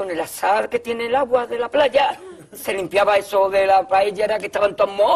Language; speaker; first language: Spanish; native; Spanish